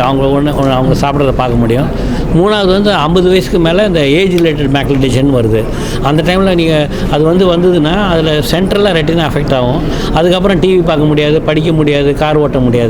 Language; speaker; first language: Tamil; native; Tamil